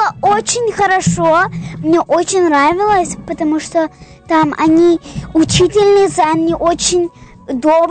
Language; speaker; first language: Russian; early bilingual, heritage; Russian